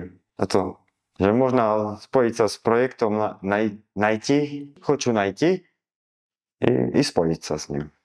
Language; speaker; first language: Russian; non-native, learner; Slovak